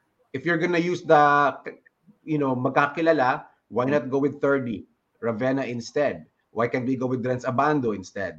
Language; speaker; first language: English; non-native, local second language; Filipino